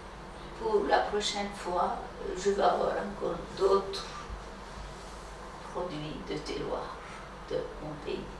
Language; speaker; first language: French; non-native, fluent; Turkish